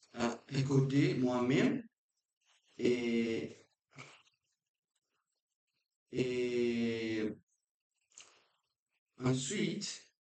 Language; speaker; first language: French; non-native, learner; Portuguese